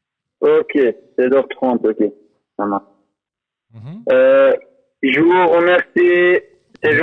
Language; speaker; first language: French; non-native, learner; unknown